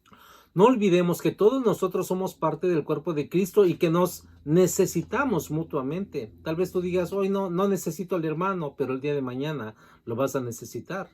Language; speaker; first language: Spanish; native; Spanish